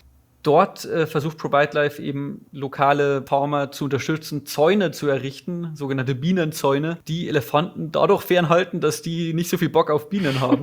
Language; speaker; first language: German; native; German